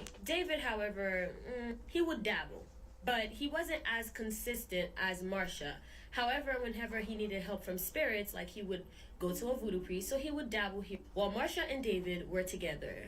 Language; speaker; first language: English; native; English